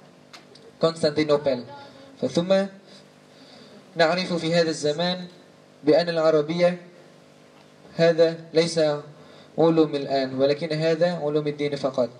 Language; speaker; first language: Arabic; non-native, learner; Indonesian